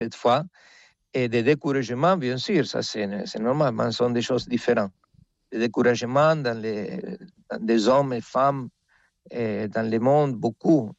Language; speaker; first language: French; non-native, fluent; Spanish